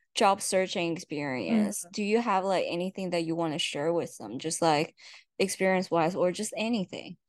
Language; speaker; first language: English; non-native, fluent; Chinese